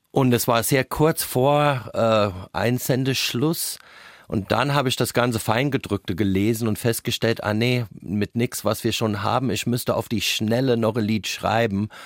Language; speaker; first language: German; non-native, fluent; English